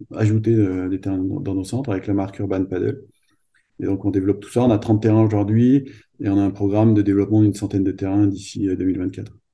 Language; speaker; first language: French; native; French